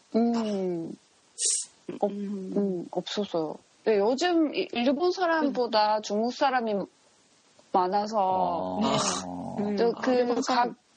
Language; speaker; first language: Korean; non-native, learner; Japanese